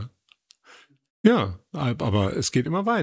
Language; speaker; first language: German; native; German